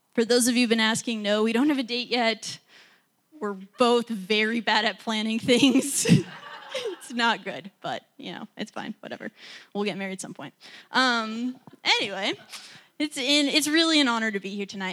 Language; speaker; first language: English; native; English